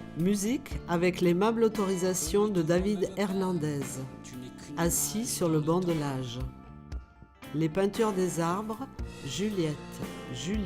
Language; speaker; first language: French; native; French